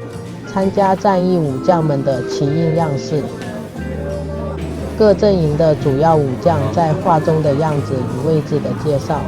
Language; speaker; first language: Chinese; native; Chinese